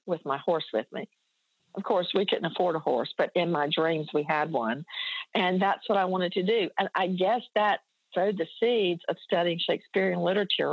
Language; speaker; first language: English; native; English